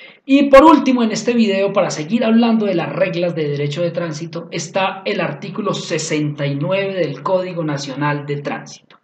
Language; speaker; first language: Spanish; native; Spanish